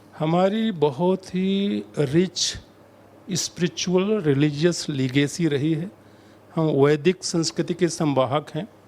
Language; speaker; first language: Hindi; native; Hindi